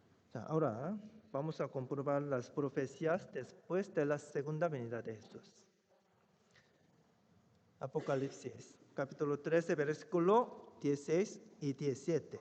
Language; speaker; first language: Spanish; non-native, fluent; Korean